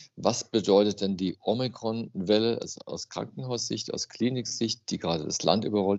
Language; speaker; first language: German; native; German